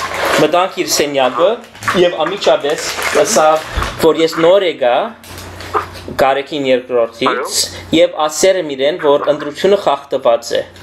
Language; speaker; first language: Armenian; early bilingual, heritage; Armenian